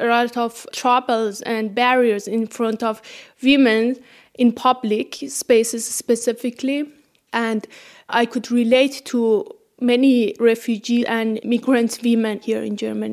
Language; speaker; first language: English; non-native, fluent; Persian